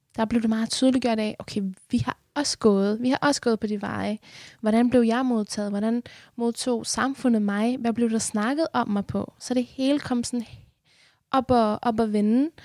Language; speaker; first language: Danish; early bilingual, other home language; Persian